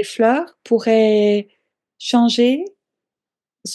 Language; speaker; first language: French; native; French